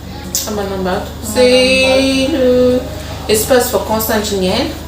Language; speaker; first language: French; non-native, local second language; Malagasy